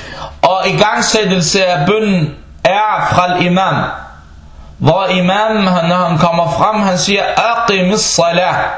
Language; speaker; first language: Danish; non-native, local second language; Arabic